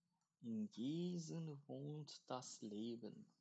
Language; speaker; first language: German; non-native, fluent; Turkish